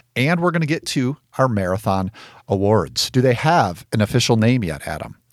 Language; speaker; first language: English; native; English